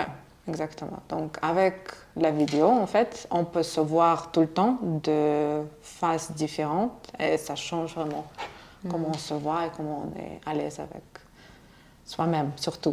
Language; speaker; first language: French; non-native, fluent; Russian